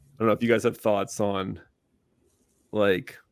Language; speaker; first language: English; native; English